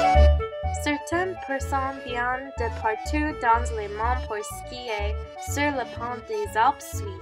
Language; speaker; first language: French; non-native, learner; English